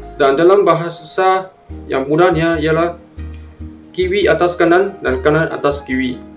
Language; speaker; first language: Malay; non-native, local second language; Chinese